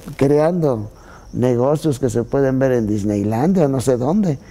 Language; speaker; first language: Spanish; native; Spanish